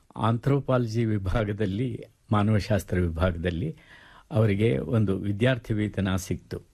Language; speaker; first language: Kannada; native; Kannada